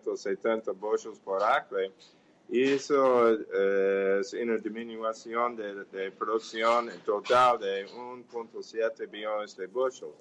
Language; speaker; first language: Portuguese; non-native, fluent; English